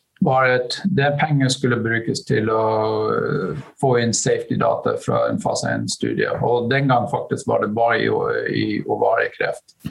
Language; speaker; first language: Norwegian; non-native, fluent; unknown